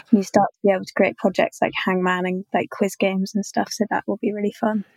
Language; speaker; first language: English; native; English